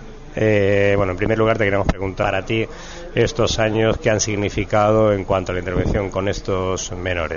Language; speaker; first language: Spanish; native; Spanish